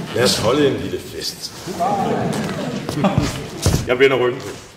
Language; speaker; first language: Danish; native; Danish